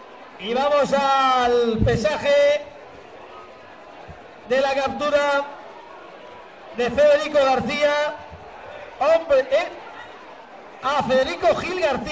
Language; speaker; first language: Spanish; native; Spanish